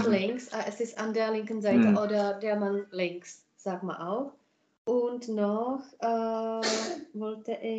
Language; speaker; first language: German; non-native, fluent; Czech